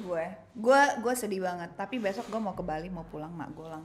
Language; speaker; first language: Indonesian; native; Indonesian